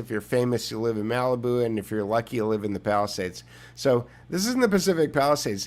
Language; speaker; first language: English; native; English